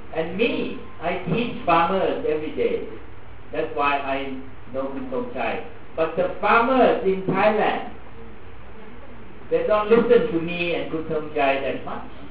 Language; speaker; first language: English; non-native, fluent; Thai